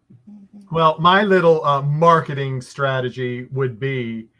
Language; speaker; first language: English; native; English